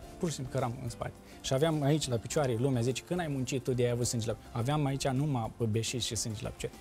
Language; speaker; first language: Romanian; native; Romanian